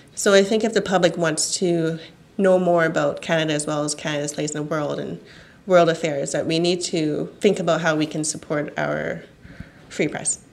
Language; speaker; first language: English; non-native, fluent; Cantonese